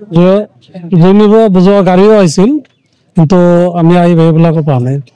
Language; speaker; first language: Assamese; non-native, local second language; Bangla